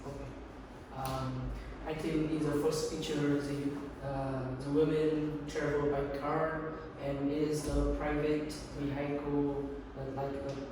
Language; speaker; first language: English; non-native, learner; Vietnamese